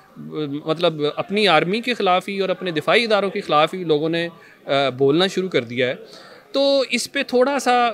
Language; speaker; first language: Urdu; non-native, local second language; Punjabi